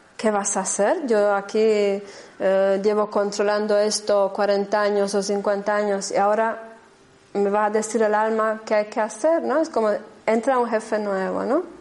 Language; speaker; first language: Spanish; non-native, fluent; German